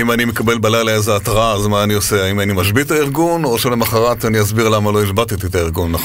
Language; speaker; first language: Hebrew; native; Hebrew